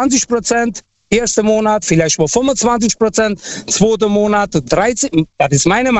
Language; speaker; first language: German; non-native, fluent; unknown